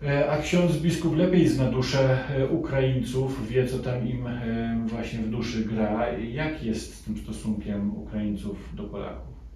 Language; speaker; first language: Polish; native; Polish